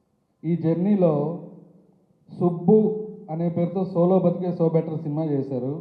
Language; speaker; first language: Telugu; native; Telugu